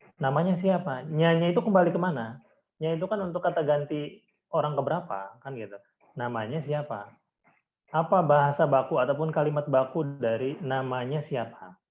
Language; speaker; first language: Indonesian; native; Indonesian